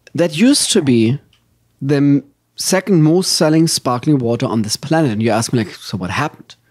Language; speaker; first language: English; non-native, fluent; German